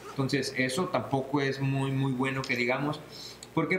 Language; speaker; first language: Spanish; native; Spanish